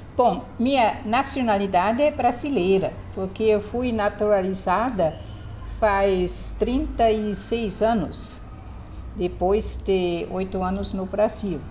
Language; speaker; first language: Portuguese; non-native, fluent; German